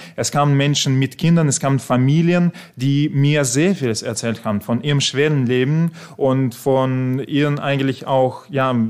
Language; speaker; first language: German; non-native, fluent; Russian